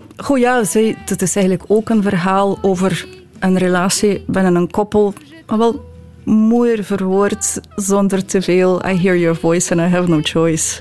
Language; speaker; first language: Dutch; non-native, fluent; Ukrainian